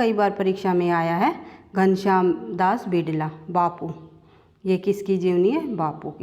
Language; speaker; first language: Hindi; native; Hindi